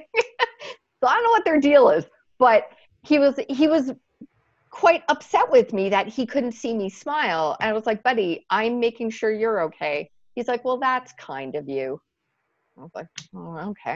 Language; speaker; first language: English; native; English